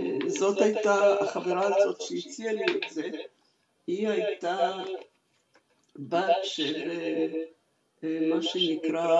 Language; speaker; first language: Hebrew; non-native, fluent; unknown